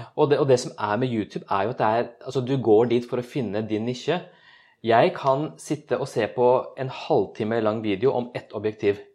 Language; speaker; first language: Norwegian; early bilingual, other home language; Urdu